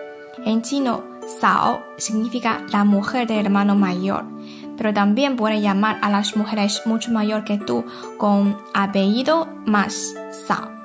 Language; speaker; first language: Spanish; non-native, fluent; Chinese